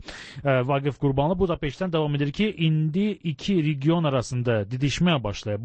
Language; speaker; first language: Azerbaijani; native; Azerbaijani